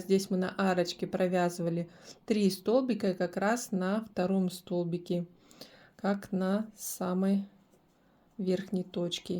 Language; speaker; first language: Russian; native; Russian